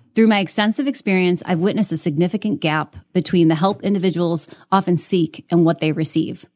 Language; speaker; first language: English; native; English